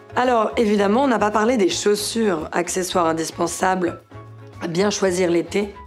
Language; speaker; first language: French; native; French